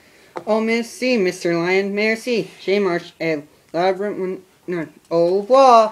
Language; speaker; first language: French; non-native, learner; English